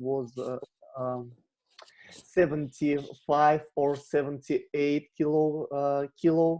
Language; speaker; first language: English; non-native, learner; Russian